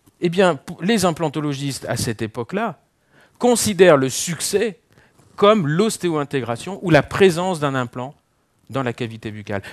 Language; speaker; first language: French; native; French